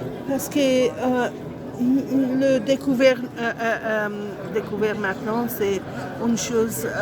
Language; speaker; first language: French; non-native, learner; Italian